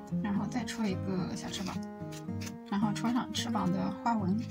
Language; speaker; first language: Chinese; native; Chinese